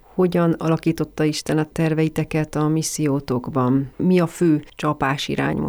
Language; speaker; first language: Hungarian; native; Hungarian